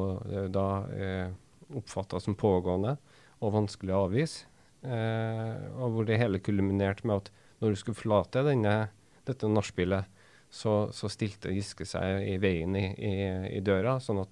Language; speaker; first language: Norwegian; native; Norwegian